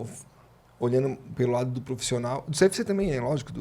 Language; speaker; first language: Portuguese; native; Portuguese